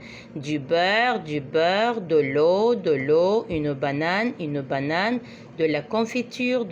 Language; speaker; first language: French; non-native, fluent; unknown